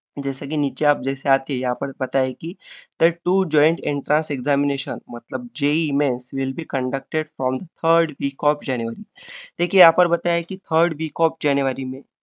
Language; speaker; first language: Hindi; non-native, local second language; Marathi